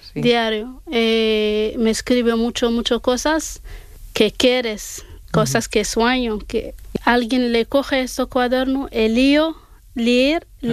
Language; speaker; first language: Spanish; non-native, learner; Arabic